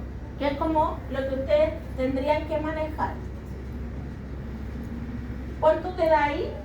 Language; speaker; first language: Spanish; native; Spanish